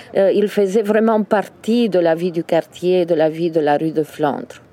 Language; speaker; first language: French; early bilingual, other home language; Romanian